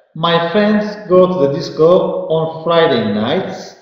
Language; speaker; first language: English; non-native, fluent; Turkish